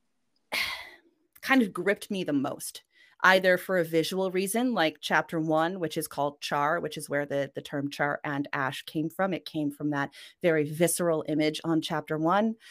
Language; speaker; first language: English; non-native, fluent; Norwegian